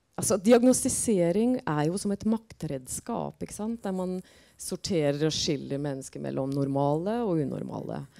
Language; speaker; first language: Swedish; non-native, fluent; Norwegian